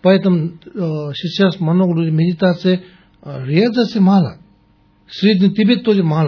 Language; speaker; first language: Russian; non-native, learner; Tibetan